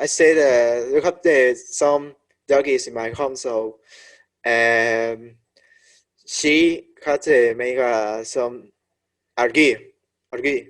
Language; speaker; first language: English; non-native, learner; Spanish